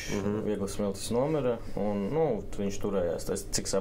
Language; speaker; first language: Latvian; native; Latvian